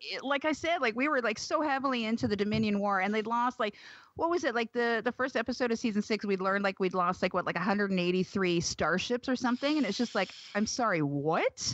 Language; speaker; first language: English; native; English